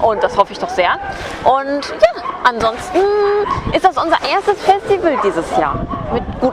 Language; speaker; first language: German; native; German